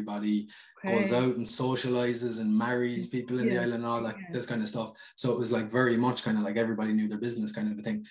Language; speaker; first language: English; native; English